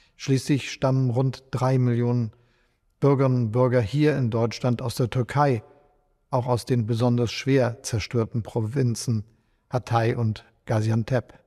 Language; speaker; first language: German; native; German